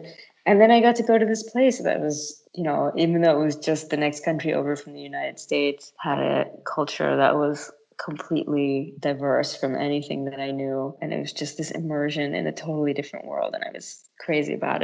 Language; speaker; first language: English; native; English